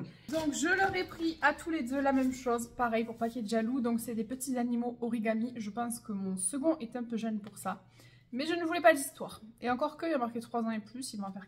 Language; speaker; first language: French; native; French